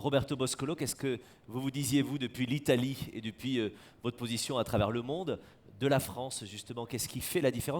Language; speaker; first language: French; native; French